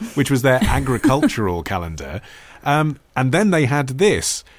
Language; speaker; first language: English; native; English